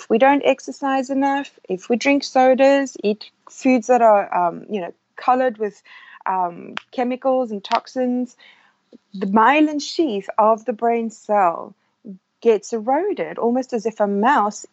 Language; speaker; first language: English; native; English